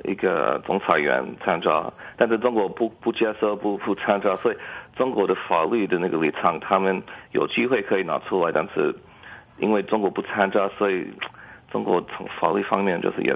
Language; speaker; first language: Chinese; early bilingual, heritage; English